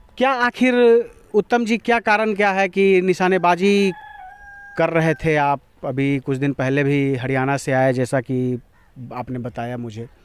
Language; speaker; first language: Hindi; native; Hindi